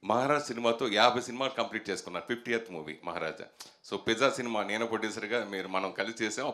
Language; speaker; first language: Telugu; native; Telugu